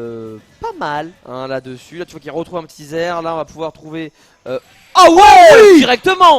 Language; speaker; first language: French; native; French